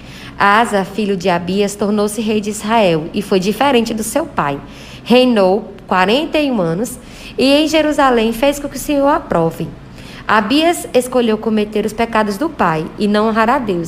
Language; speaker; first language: Portuguese; native; Portuguese